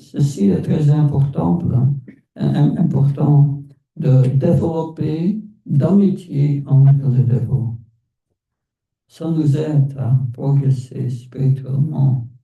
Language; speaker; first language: French; non-native, fluent; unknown